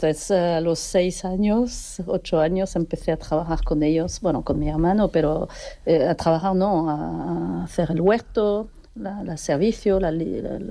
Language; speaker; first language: Spanish; non-native, fluent; French